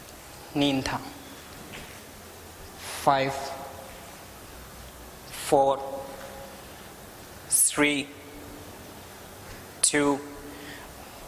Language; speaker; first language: Vietnamese; non-native, learner; Hindi